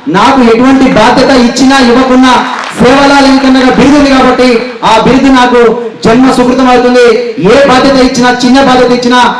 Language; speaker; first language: Telugu; non-native, local second language; Lambadi